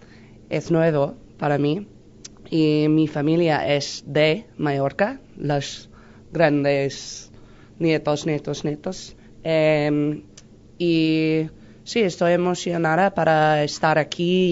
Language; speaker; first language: Spanish; non-native, learner; English